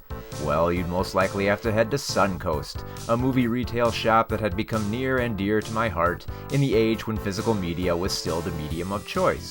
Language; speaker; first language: English; native; English